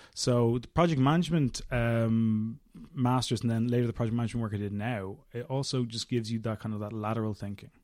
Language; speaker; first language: English; native; English